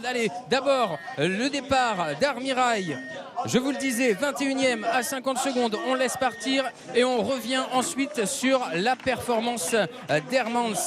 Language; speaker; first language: French; native; French